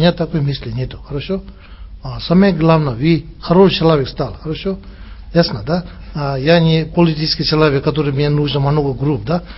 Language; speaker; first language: Russian; non-native, learner; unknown